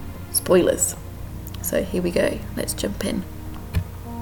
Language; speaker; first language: English; native; English